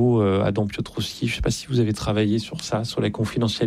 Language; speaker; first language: French; native; French